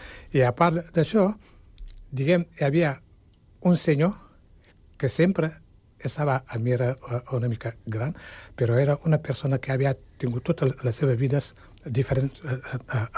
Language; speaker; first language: Catalan; non-native, fluent; Wolof